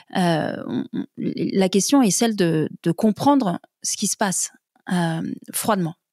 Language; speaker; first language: French; native; French